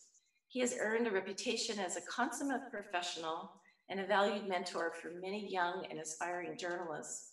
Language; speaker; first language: English; native; English